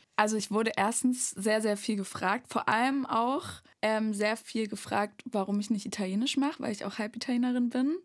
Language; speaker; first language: German; native; German